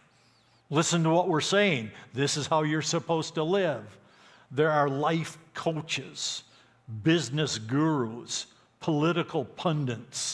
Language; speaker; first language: English; native; English